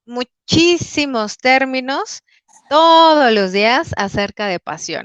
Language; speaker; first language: Spanish; native; Spanish